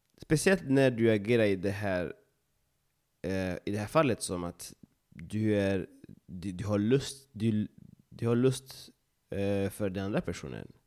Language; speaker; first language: Swedish; non-native, fluent; Lingala